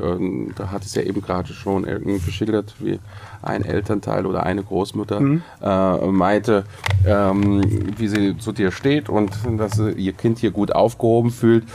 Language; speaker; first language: German; native; German